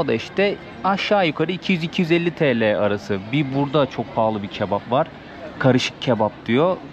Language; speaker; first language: Turkish; native; Turkish